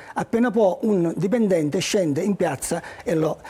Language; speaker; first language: Italian; native; Italian